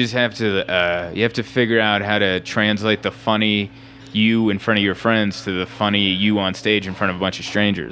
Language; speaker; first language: English; native; English